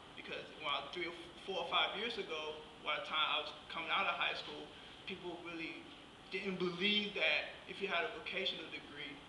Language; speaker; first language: English; native; English